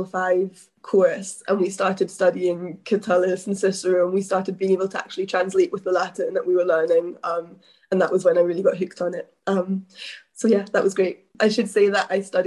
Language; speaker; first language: English; native; English